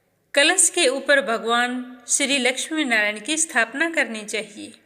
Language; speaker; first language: Hindi; native; Hindi